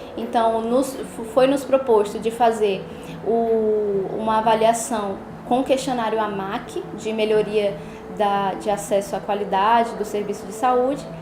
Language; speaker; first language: Portuguese; native; Portuguese